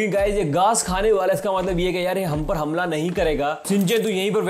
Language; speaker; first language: Hindi; native; Hindi